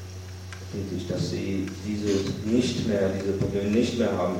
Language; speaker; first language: German; non-native, fluent; Russian